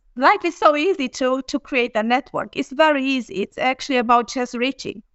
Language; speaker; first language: English; non-native, fluent; Romanian